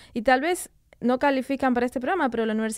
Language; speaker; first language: Spanish; native; Spanish